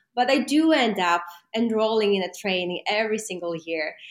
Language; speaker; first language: English; non-native, fluent; Greek